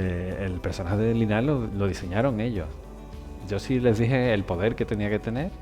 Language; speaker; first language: Spanish; native; Spanish